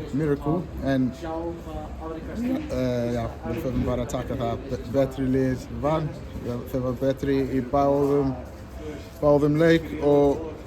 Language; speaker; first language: Icelandic; non-native, learner; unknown